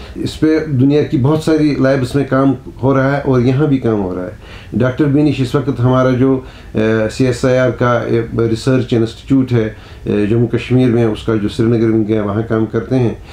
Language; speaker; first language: Urdu; non-native, local second language; Kashmiri